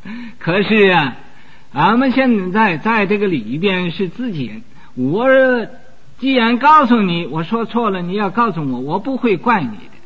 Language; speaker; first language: Chinese; native; Chinese